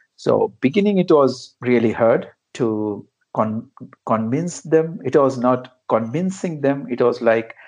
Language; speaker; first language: English; non-native, local second language; Bangla